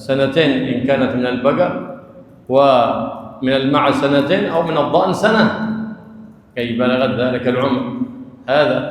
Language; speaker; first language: Arabic; native; Arabic